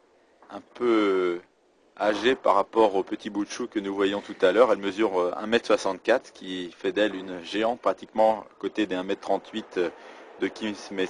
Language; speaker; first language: French; native; French